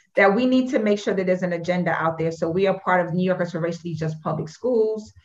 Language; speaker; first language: English; native; English